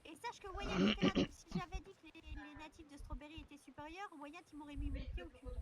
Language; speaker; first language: French; native; French